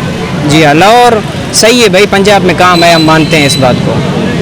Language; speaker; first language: Hindi; non-native, local second language; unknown